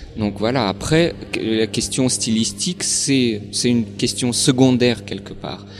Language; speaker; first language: French; non-native, fluent; Russian